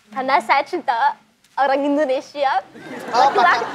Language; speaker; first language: Indonesian; non-native, learner; German